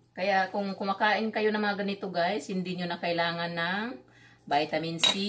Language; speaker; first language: Filipino; non-native, local second language; Cebuano